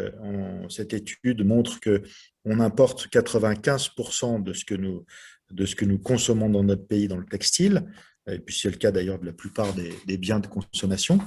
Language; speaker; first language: French; native; French